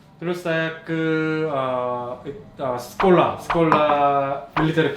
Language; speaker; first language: Indonesian; non-native, learner; Korean